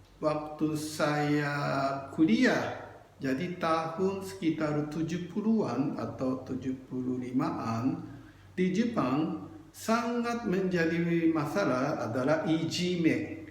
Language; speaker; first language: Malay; non-native, fluent; Japanese